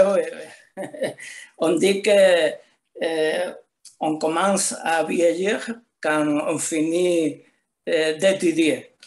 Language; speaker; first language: French; non-native, learner; Spanish